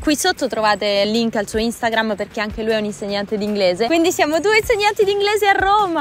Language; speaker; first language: Italian; native; Italian